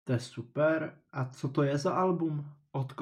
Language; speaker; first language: Czech; non-native, fluent; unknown